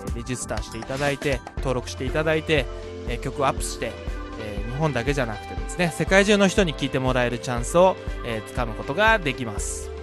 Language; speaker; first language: Japanese; native; Japanese